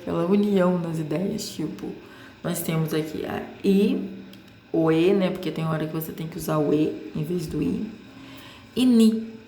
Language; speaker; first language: Portuguese; native; Portuguese